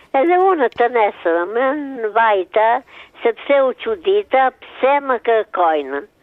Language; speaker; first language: Albanian; early bilingual, heritage; Albanian